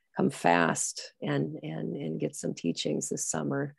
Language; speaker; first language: English; native; English